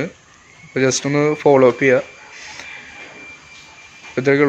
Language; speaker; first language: Malayalam; native; Malayalam